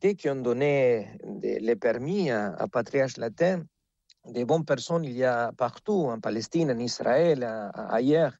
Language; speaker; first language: French; non-native, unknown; Spanish